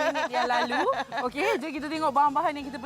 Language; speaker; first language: Malay; native; Malay